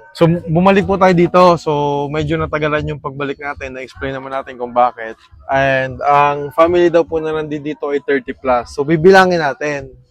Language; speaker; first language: Filipino; native; Filipino